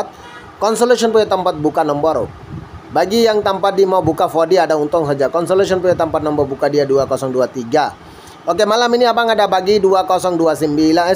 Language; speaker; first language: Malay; non-native, learner; Bangla